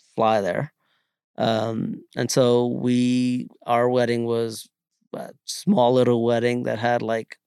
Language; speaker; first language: English; non-native, local second language; Malayalam